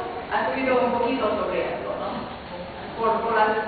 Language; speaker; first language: Spanish; non-native, fluent; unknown